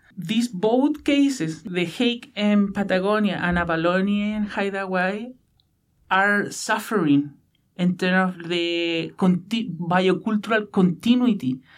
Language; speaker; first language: English; non-native, learner; Spanish